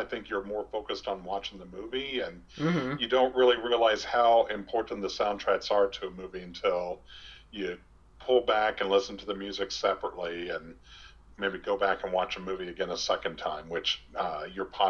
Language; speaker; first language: English; native; English